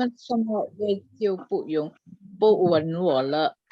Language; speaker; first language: Chinese; non-native, learner; Indonesian